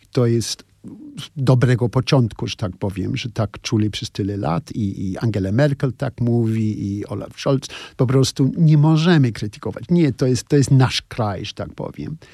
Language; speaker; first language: Polish; non-native, fluent; English